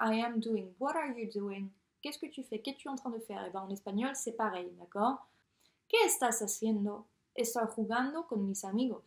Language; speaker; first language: French; native; French